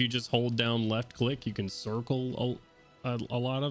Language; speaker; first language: English; native; English